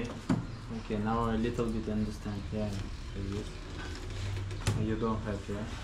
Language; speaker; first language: English; non-native, learner; Russian